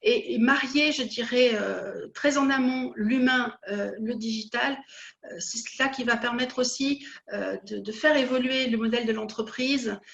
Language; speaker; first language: French; native; French